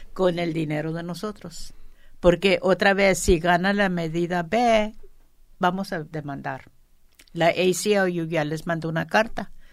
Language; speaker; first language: Spanish; early bilingual, heritage; Spanish